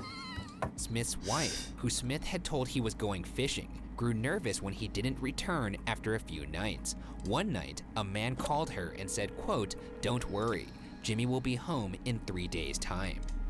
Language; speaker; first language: English; native; English